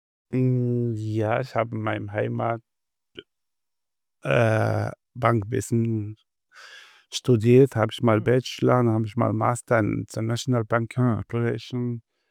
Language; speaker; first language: German; non-native, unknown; Arabic